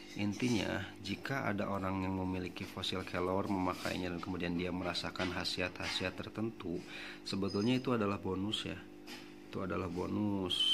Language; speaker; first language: Indonesian; non-native, local second language; Sundanese